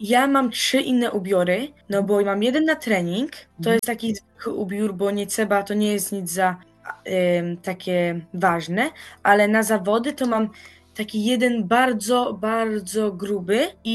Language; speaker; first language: Polish; early bilingual, heritage; Polish